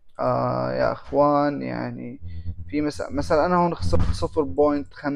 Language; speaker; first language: Arabic; native; Arabic